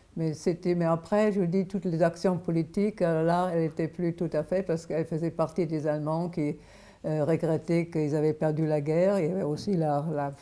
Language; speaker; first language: French; non-native, fluent; German